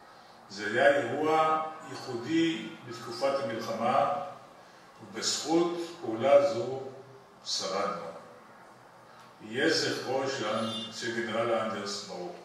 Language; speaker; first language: Hebrew; early bilingual, other home language; Polish